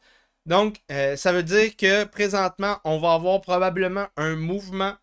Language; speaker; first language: French; native; French